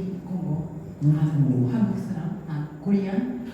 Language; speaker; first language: Korean; non-native, learner; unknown